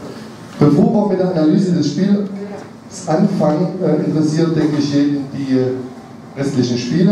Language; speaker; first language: German; native; German